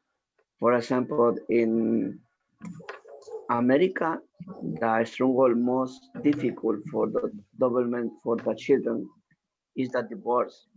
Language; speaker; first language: English; non-native, learner; Spanish